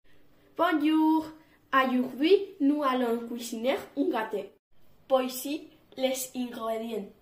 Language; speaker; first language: French; non-native, learner; Spanish